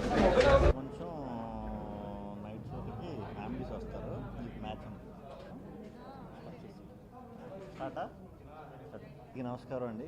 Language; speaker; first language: Telugu; native; Telugu